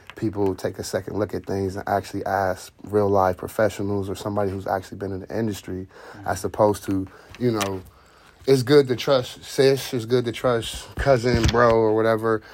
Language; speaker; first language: English; native; English